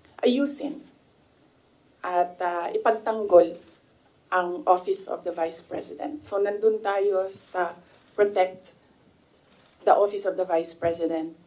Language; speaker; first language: Filipino; non-native, local second language; Cebuano